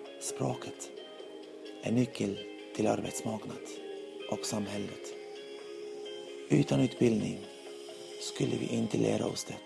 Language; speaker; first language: Swedish; non-native, learner; Arabic